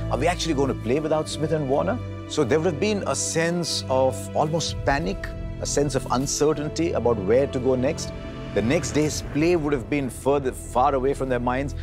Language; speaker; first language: English; non-native, local second language; Hindi